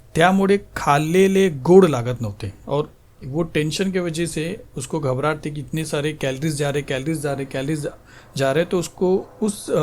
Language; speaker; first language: Hindi; non-native, local second language; Marathi